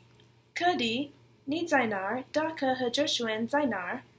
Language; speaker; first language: Chinese; non-native, learner; English